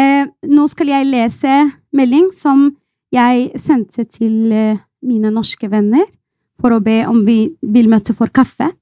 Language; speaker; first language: Norwegian; non-native, fluent; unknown